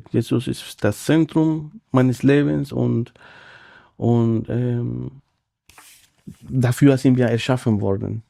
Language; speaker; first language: German; non-native, fluent; Spanish